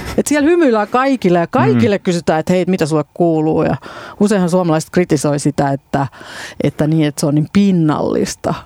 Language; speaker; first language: Finnish; native; Finnish